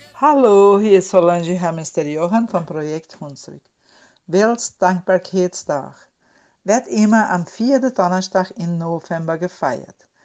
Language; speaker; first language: German; non-native, learner; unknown